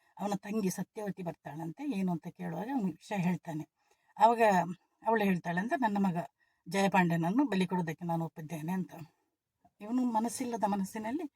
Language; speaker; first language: Kannada; non-native, local second language; Tulu